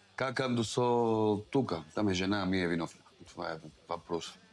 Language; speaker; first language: Bulgarian; non-native, learner; Spanish